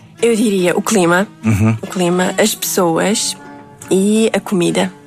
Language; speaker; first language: Portuguese; early bilingual, other home language; Uzbek